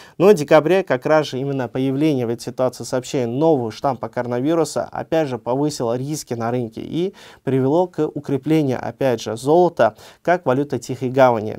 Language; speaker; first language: Russian; non-native, local second language; Uzbek